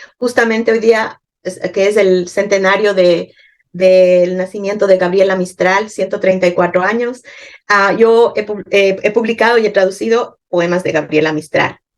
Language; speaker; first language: Spanish; native; Spanish